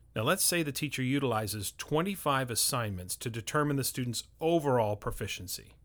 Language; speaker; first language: English; native; English